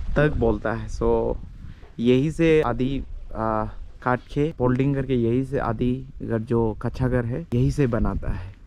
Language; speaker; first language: Hindi; non-native, local second language; Adi